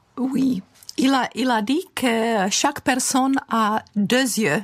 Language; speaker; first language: French; non-native, fluent; Czech